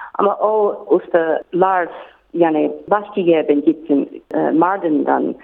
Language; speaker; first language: Turkish; non-native, learner; English